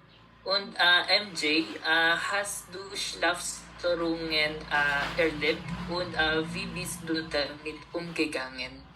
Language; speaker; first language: German; non-native, learner; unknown